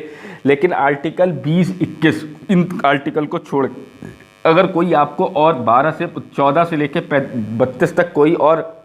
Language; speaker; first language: Hindi; native; Hindi